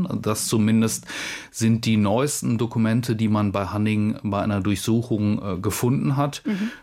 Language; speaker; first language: German; native; German